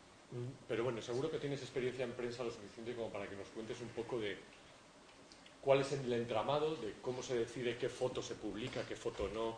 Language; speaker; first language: Spanish; native; Spanish